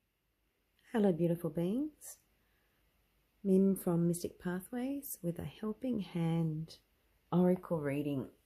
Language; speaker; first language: English; native; English